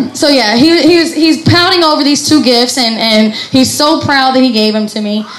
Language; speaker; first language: English; native; English